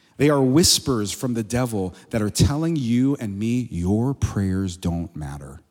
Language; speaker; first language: English; native; English